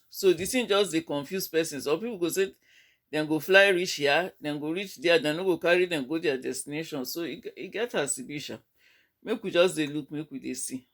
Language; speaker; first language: Nigerian Pidgin; native; Nigerian Pidgin